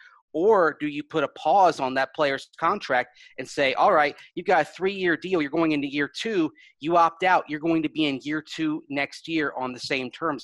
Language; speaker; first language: English; native; English